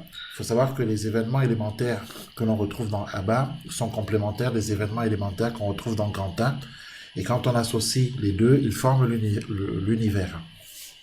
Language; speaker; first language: French; native; French